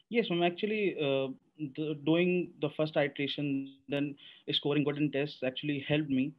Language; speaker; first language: English; non-native, local second language; Hindi